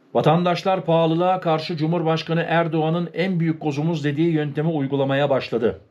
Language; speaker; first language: Turkish; early bilingual, heritage; Turkish